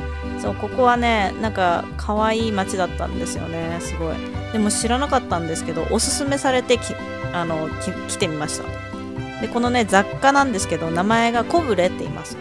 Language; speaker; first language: Japanese; native; Japanese